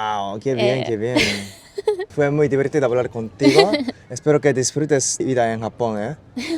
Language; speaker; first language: Spanish; non-native, learner; Japanese